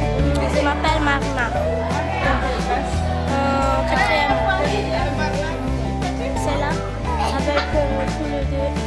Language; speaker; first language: French; non-native, learner; Malagasy